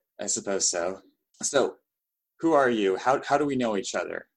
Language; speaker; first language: English; native; English